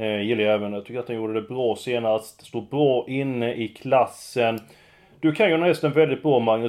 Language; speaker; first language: Swedish; native; Swedish